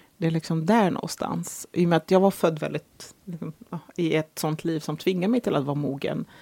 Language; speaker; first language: Swedish; early bilingual, other home language; Arabic